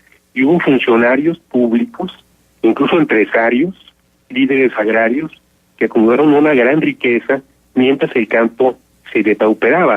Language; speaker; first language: Spanish; native; Spanish